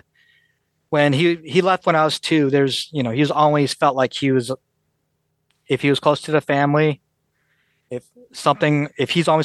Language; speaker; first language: English; native; English